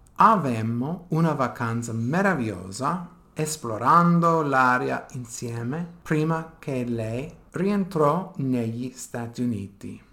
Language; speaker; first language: Italian; non-native, learner; English